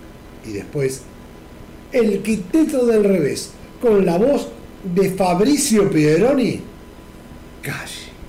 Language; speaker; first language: Spanish; native; Spanish